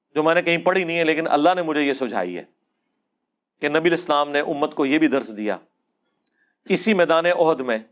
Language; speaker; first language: Urdu; non-native, local second language; Punjabi